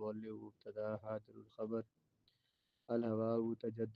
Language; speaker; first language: Arabic; non-native, fluent; Urdu